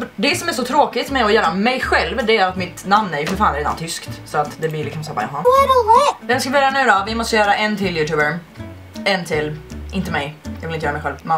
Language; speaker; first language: Swedish; native; Swedish